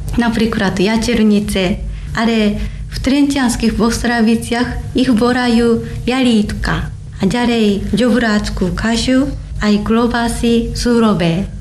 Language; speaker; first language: Slovak; non-native, fluent; Japanese